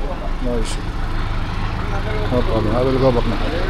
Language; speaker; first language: English; non-native, local second language; Filipino